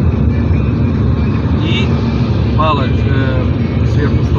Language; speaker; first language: Russian; native; Russian